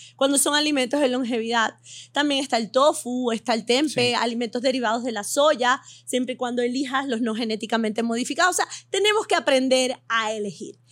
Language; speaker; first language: Spanish; native; Spanish